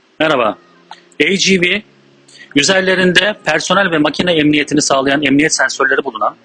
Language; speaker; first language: Turkish; native; Turkish